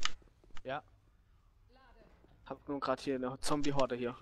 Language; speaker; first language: German; native; German